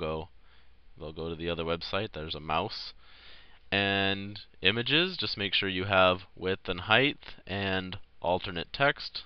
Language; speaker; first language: English; native; English